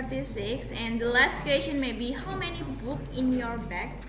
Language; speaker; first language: English; non-native, learner; Indonesian